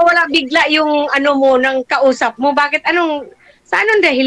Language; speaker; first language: Filipino; non-native, local second language; Cebuano